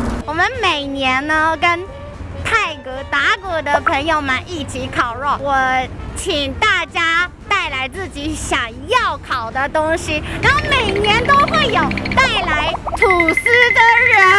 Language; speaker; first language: Chinese; non-native, fluent; Japanese